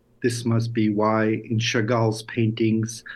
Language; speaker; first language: English; native; English